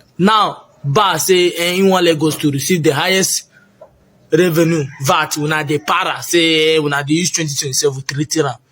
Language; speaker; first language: Nigerian Pidgin; native; Nigerian Pidgin